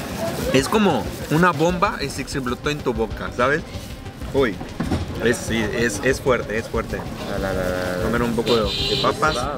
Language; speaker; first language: Spanish; non-native, fluent; Arabic